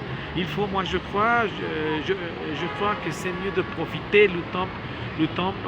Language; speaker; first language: French; non-native, learner; Spanish